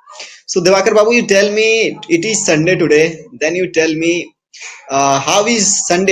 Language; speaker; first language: English; non-native, fluent; Hindi